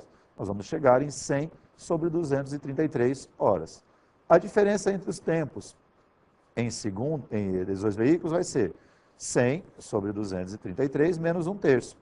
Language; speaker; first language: Portuguese; native; Portuguese